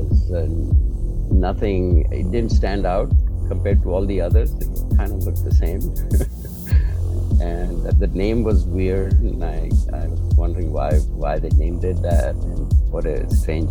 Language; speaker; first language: English; non-native, local second language; Urdu